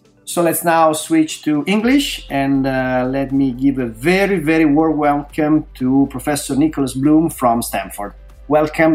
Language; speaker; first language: English; non-native, fluent; Italian